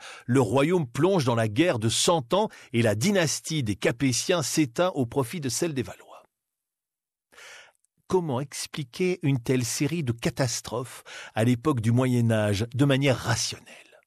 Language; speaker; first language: French; native; French